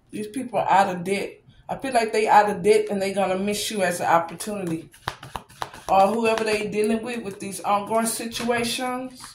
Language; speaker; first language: English; native; English